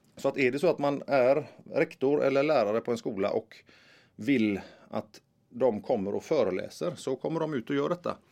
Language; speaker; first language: Swedish; native; Swedish